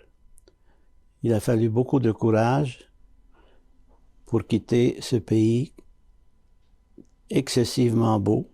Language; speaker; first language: French; early bilingual, other home language; Arabic